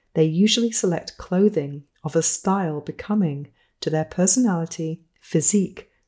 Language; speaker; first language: English; native; English